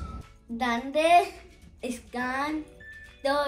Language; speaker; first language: Spanish; non-native, learner; English